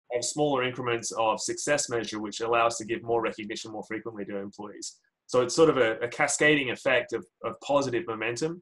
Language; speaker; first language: English; native; English